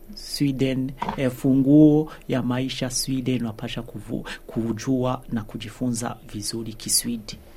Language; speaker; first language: Swahili; native; Swahili